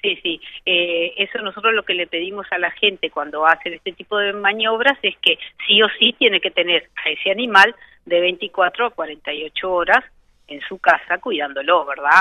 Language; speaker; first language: Spanish; native; Spanish